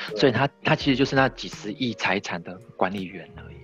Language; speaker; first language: Chinese; native; Chinese